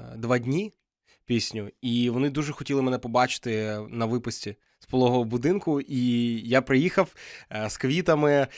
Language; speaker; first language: Ukrainian; non-native, local second language; Russian